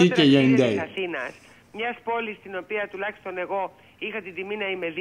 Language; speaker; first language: Greek; native; Greek